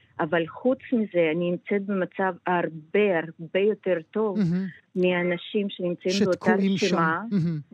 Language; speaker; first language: Hebrew; non-native, fluent; Russian